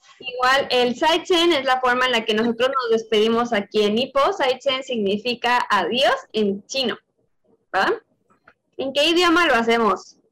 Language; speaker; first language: Spanish; native; Spanish